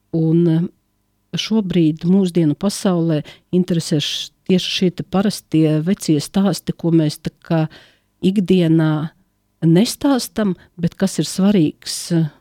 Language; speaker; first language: Latvian; native; Latvian